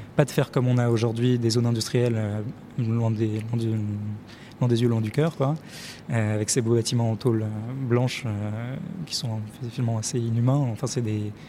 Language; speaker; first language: French; native; French